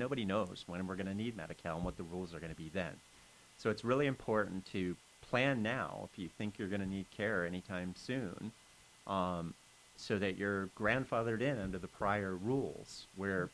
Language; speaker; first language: English; native; English